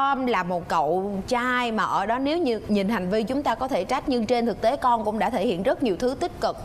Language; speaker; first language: Vietnamese; native; Vietnamese